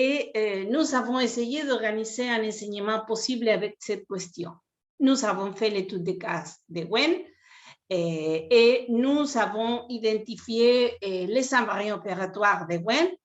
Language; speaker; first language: French; non-native, fluent; Spanish